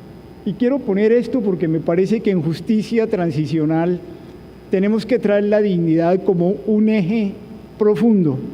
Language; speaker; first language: Spanish; native; Spanish